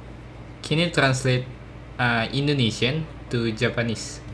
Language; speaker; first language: English; non-native, learner; Indonesian